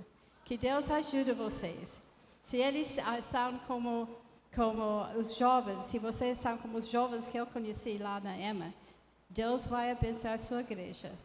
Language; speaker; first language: Portuguese; non-native, fluent; English